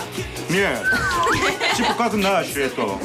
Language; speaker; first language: Russian; non-native, fluent; Korean